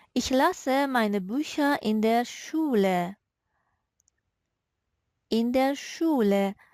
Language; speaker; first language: German; non-native, fluent; Persian